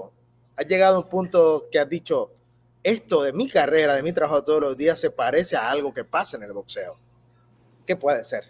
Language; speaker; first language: Spanish; native; Spanish